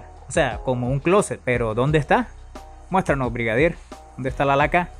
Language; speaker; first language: Spanish; native; Spanish